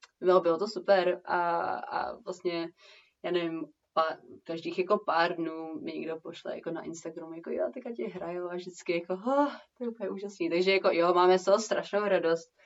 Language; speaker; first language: Czech; early bilingual, heritage; Czech